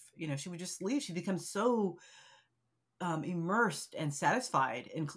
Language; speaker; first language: English; native; English